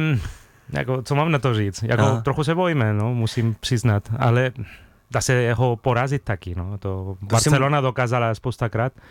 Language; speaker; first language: Czech; non-native, fluent; Spanish